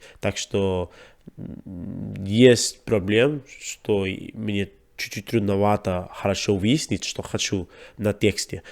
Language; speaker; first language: Russian; non-native, learner; English